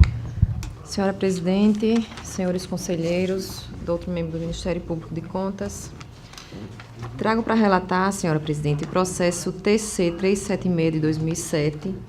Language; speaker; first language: Portuguese; native; Portuguese